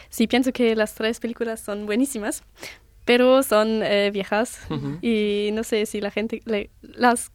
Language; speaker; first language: Spanish; non-native, learner; German